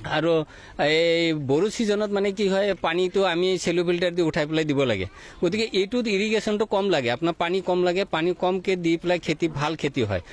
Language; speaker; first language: Assamese; non-native, local second language; Bangla